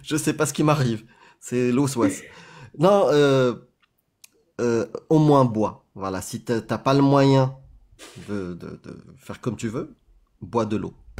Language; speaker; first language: French; native; French